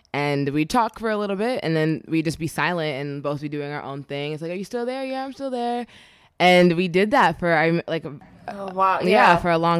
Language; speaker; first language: English; native; English